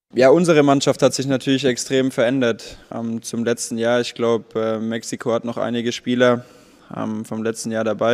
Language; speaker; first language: German; native; German